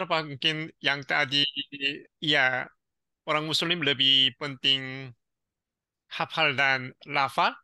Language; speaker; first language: Indonesian; non-native, learner; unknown